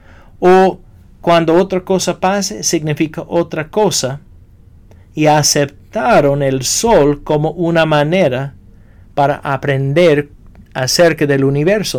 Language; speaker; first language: Spanish; non-native, fluent; English